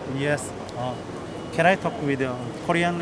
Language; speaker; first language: English; non-native, learner; Korean